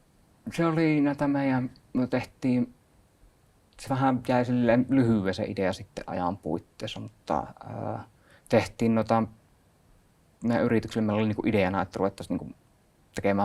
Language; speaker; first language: Finnish; native; Finnish